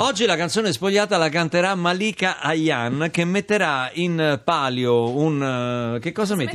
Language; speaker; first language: Italian; native; Italian